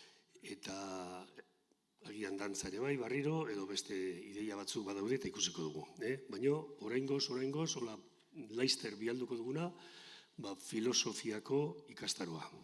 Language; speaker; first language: Basque; native; Basque